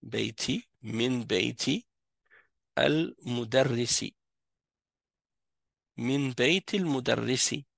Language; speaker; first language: Arabic; non-native, fluent; French